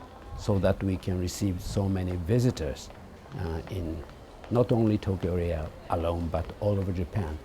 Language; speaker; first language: English; non-native, fluent; Japanese